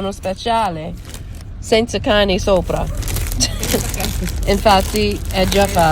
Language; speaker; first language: Italian; non-native, learner; English